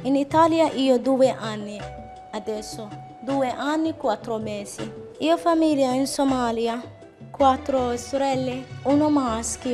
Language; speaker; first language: Italian; non-native, learner; Somali